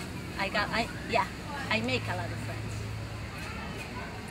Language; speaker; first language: English; non-native, learner; Spanish